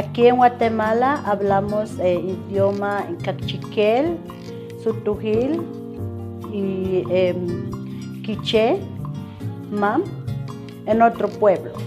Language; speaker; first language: Spanish; non-native, local second language; Kaqchikel